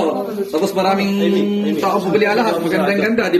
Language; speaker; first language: Filipino; non-native, learner; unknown